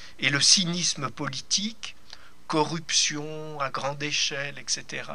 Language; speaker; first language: French; native; French